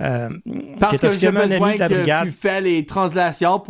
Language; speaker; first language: French; non-native, learner; English